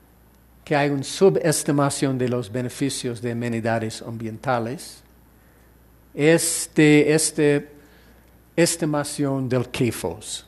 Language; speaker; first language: Spanish; non-native, fluent; English